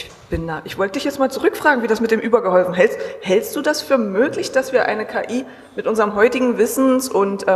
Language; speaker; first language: German; native; German